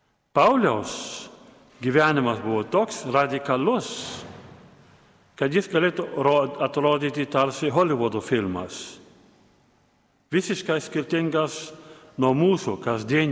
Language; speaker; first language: Lithuanian; native; Lithuanian